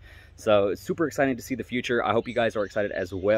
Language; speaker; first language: English; native; English